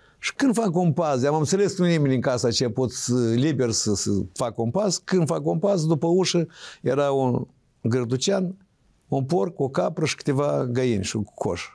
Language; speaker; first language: Romanian; native; Romanian